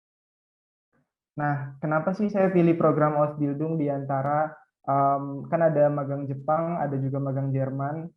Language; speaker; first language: Indonesian; native; Indonesian